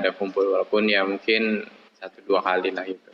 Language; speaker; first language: Indonesian; native; Indonesian